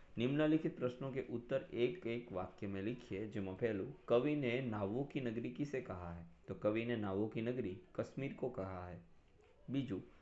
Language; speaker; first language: Hindi; non-native, local second language; Gujarati